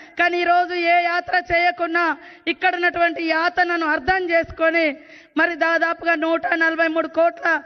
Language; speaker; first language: Telugu; native; Telugu